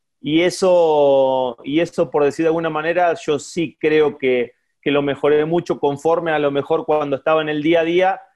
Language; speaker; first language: Spanish; native; Spanish